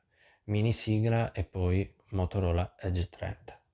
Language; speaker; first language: Italian; native; Italian